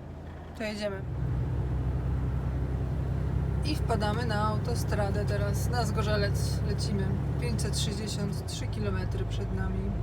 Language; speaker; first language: Polish; native; Polish